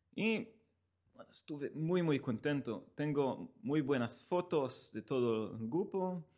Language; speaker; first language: Spanish; non-native, learner; Hebrew